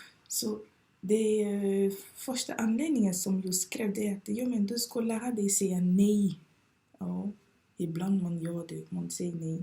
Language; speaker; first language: Swedish; non-native, fluent; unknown